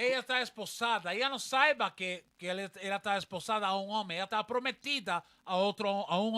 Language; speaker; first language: Portuguese; non-native, learner; Spanish